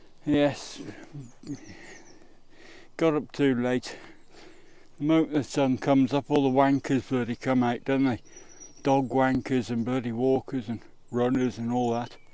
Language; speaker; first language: English; native; English